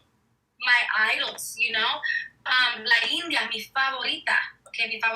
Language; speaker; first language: Spanish; early bilingual, heritage; Spanish